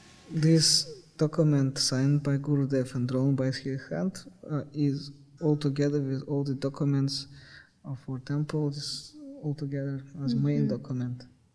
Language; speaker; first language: English; non-native, fluent; Russian